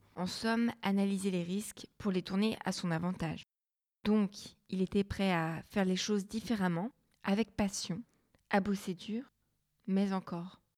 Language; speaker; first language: French; native; French